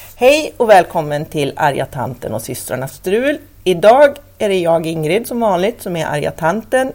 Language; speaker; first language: Swedish; native; Swedish